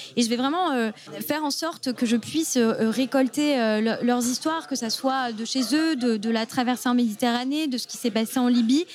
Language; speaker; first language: French; native; French